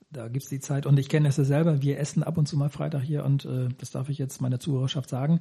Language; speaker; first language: German; native; German